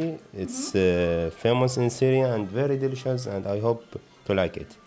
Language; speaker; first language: English; non-native, learner; Arabic